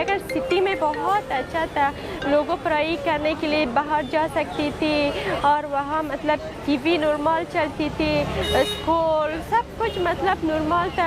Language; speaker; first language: Hindi; non-native, learner; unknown